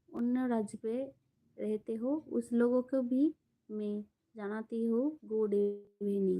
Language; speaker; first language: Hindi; non-native, local second language; Bangla